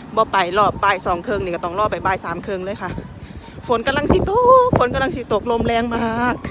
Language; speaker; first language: Thai; native; Thai